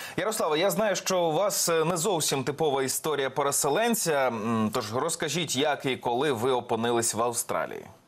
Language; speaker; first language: Ukrainian; native; Ukrainian